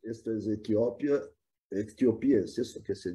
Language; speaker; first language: Spanish; non-native, fluent; Portuguese